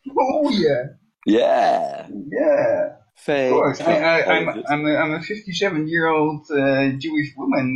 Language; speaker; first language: English; non-native, fluent; Dutch